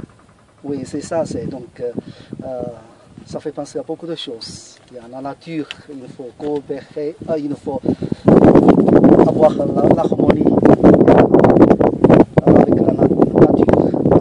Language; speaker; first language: French; non-native, learner; Chinese